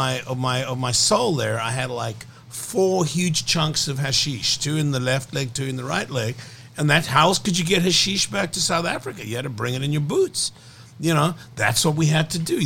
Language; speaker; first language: English; native; English